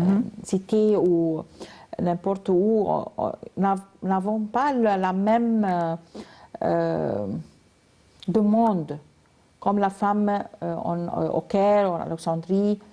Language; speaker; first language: French; non-native, learner; Arabic